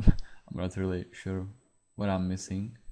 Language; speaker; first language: English; non-native, fluent; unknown